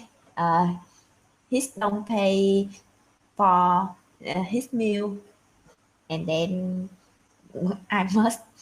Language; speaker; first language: English; non-native, learner; Vietnamese